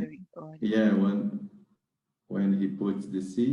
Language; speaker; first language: English; non-native, learner; Portuguese